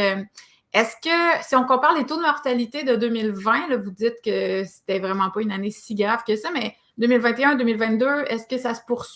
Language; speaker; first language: French; native; French